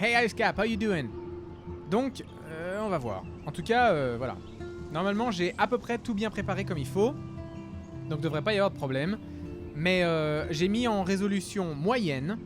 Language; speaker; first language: French; native; French